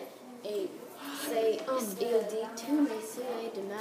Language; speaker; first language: French; non-native, learner; English